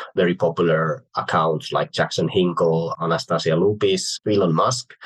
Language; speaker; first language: English; non-native, fluent; Finnish